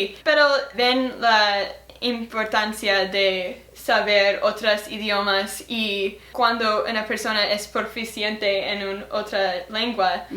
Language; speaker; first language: Spanish; non-native, learner; English